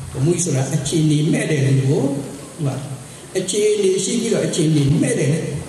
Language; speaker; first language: Burmese; non-native, local second language; S'gaw Karen